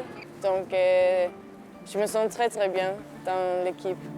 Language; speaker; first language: French; non-native, learner; Danish